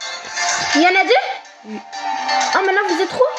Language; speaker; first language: French; native; French